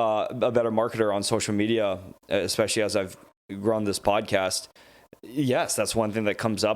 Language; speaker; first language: English; native; English